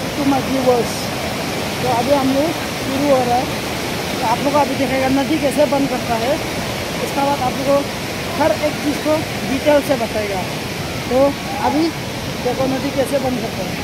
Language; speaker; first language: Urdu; non-native, local second language; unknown